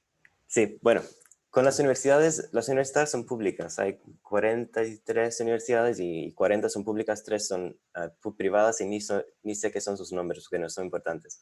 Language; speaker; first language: Spanish; non-native, fluent; English